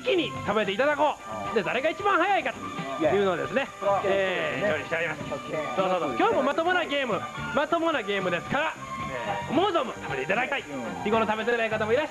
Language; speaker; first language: Japanese; native; Japanese